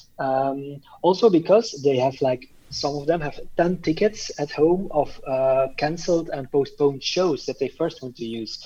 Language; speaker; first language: English; non-native, fluent; Dutch